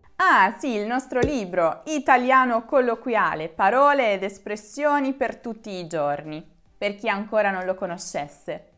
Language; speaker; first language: Italian; native; Italian